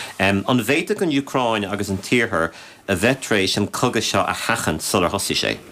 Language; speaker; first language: Irish; native; Irish